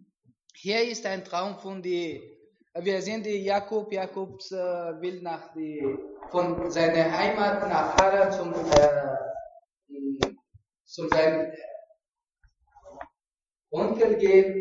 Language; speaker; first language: German; non-native, learner; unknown